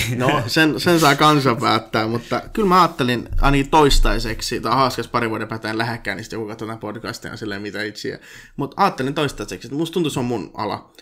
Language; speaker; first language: Finnish; native; Finnish